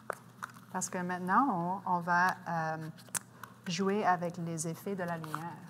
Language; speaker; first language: French; non-native, local second language; English